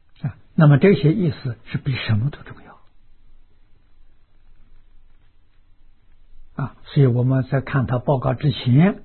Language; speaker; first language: Chinese; native; Chinese